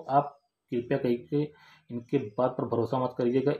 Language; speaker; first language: Hindi; native; Hindi